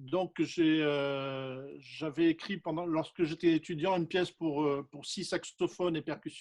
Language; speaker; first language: French; native; French